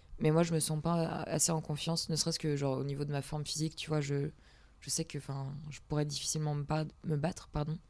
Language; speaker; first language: French; native; French